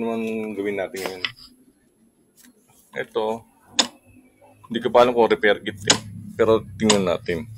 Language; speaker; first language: Filipino; native; Filipino